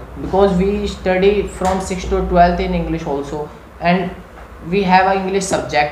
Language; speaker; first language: English; non-native, learner; Hindi